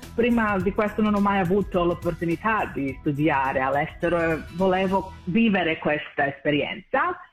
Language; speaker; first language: Italian; non-native, fluent; Serbian